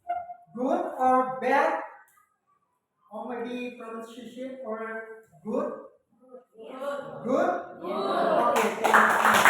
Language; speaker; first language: English; non-native, learner; Indonesian